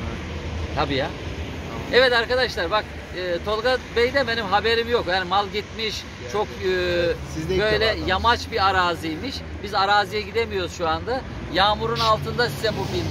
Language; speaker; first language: Turkish; native; Turkish